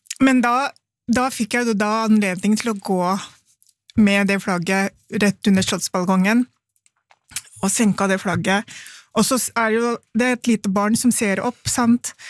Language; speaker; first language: Norwegian; early bilingual, other home language; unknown